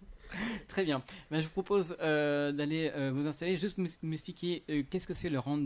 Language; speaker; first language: French; native; French